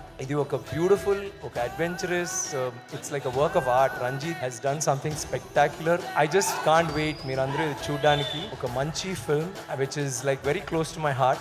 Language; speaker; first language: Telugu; non-native, learner; Tamil